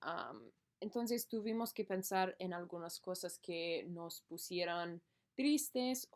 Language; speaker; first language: Spanish; non-native, learner; English